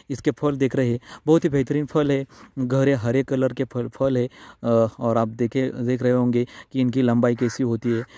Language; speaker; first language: Hindi; non-native, local second language; Marathi